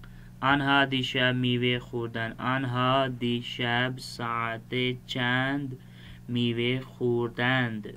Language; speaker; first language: Persian; non-native, fluent; Urdu